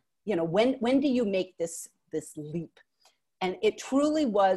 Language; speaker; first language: English; native; English